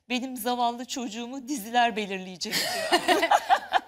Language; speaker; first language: Turkish; native; Turkish